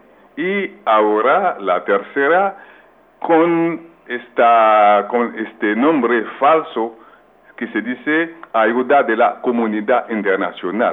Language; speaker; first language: Spanish; non-native, local second language; Haitian Creole